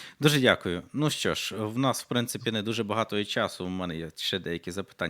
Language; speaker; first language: Ukrainian; native; Ukrainian